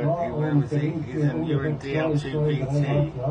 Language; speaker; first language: English; native; English